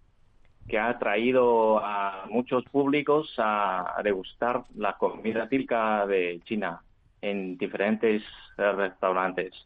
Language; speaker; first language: Spanish; non-native, fluent; Chinese